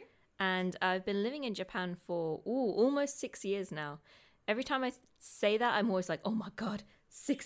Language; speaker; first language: English; native; English